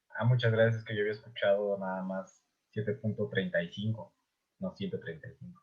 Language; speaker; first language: Spanish; native; Spanish